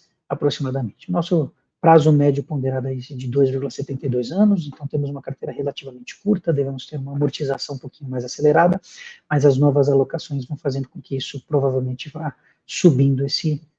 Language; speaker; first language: Portuguese; native; Portuguese